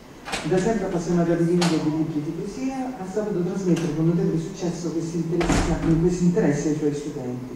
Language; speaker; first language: Italian; native; Italian